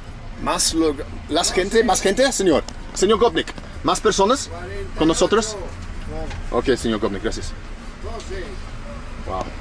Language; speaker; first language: Spanish; non-native, learner; English